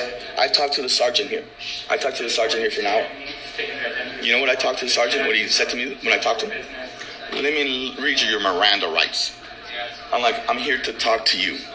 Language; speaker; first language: English; native; English